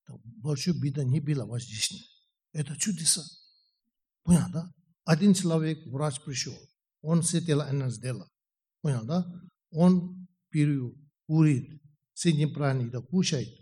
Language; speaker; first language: Russian; non-native, learner; Tibetan